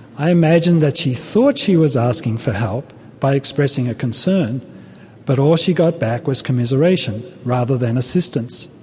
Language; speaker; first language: English; native; English